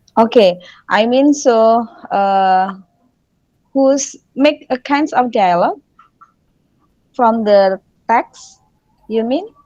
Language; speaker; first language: English; non-native, learner; Indonesian